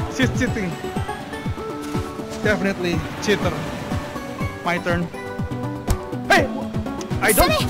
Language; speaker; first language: English; non-native, fluent; Indonesian